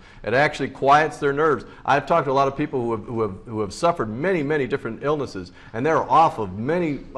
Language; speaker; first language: English; native; English